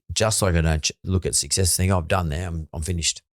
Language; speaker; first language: English; native; English